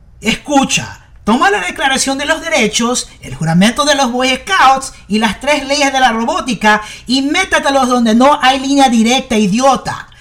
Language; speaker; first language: Spanish; early bilingual, heritage; English